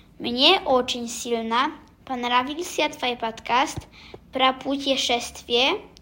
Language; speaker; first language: Russian; non-native, learner; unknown